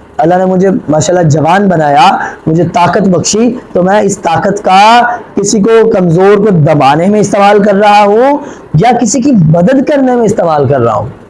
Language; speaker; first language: Urdu; non-native, local second language; Punjabi